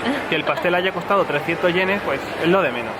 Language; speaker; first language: Spanish; native; Spanish